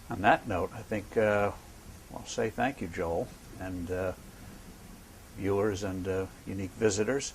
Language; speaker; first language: English; native; English